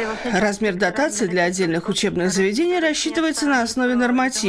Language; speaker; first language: Russian; native; Russian